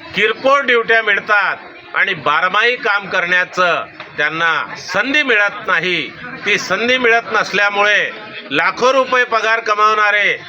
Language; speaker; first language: Marathi; non-native, local second language; Gondi